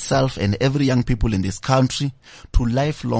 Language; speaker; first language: English; non-native, local second language; Venda